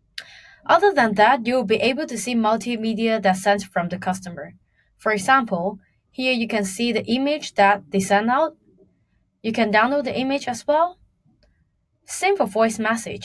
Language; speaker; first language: English; non-native, fluent; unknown